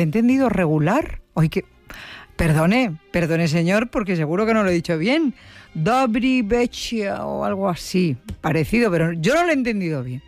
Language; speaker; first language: Spanish; native; Spanish